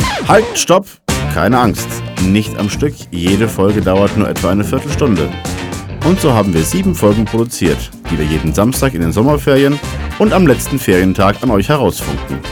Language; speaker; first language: German; native; German